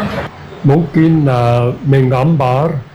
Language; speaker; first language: Indonesian; non-native, fluent; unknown